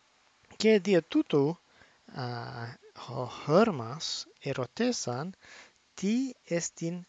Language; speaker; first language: Greek; non-native, fluent; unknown